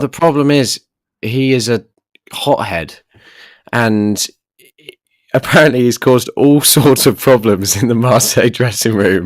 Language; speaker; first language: English; native; English